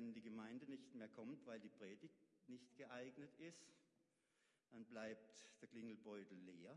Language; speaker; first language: German; native; German